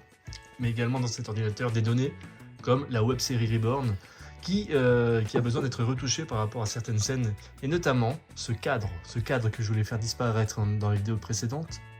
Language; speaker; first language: French; native; French